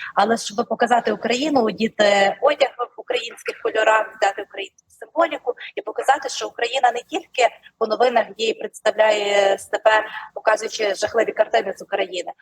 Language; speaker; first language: Ukrainian; native; Ukrainian